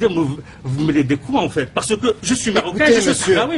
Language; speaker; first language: French; non-native, local second language; Arabic